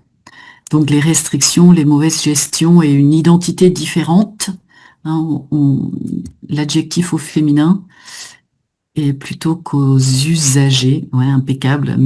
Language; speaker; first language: French; native; French